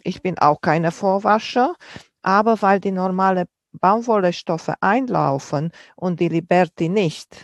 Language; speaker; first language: German; non-native, fluent; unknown